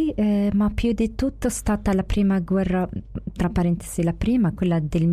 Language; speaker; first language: Italian; non-native, fluent; Arabic